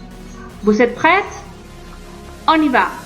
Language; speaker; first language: French; non-native, fluent; Spanish